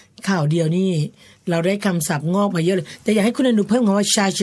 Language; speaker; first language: Thai; native; Thai